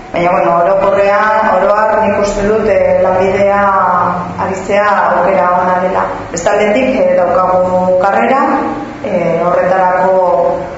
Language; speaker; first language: Basque; non-native, local second language; Spanish